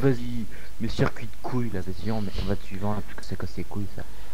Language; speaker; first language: French; native; French